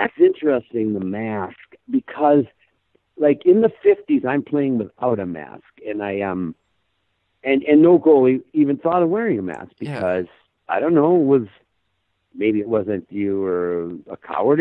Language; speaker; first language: English; native; English